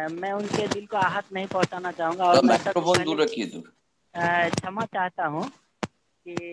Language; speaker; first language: Hindi; native; Hindi